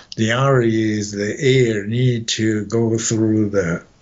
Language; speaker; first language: English; non-native, fluent; Chinese